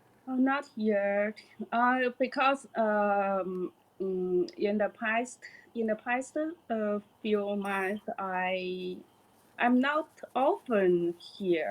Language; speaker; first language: English; non-native, learner; Chinese